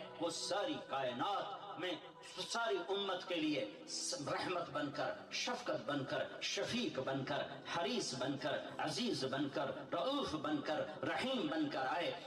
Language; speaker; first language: Urdu; non-native, local second language; Punjabi